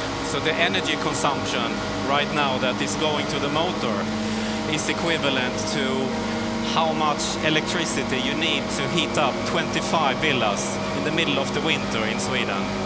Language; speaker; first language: English; non-native, fluent; Swedish